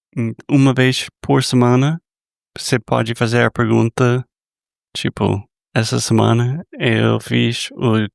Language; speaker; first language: Portuguese; non-native, fluent; English